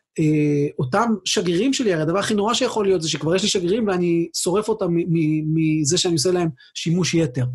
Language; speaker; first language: Hebrew; native; Hebrew